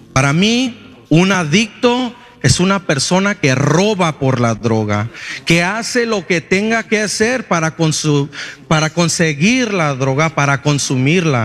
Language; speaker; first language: Spanish; early bilingual, heritage; Spanish